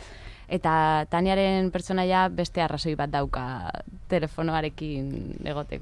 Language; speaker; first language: Basque; non-native, local second language; Spanish